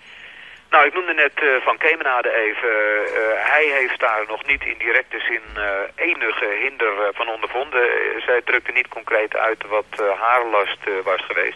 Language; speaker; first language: Dutch; native; Dutch